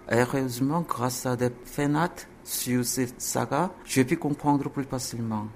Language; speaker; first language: French; non-native, fluent; Korean